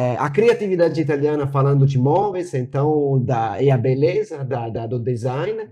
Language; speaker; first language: Portuguese; non-native, fluent; Italian